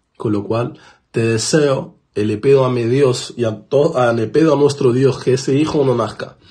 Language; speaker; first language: Spanish; non-native, fluent; Arabic